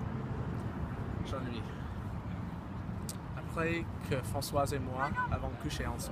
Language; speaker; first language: French; non-native, learner; English